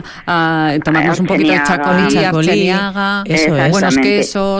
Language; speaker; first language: Spanish; native; Spanish